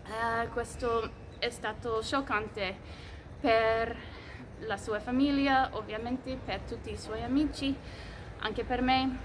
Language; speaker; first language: Italian; non-native, fluent; English